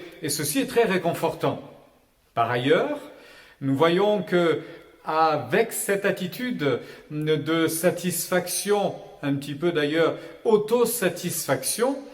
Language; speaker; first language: French; native; French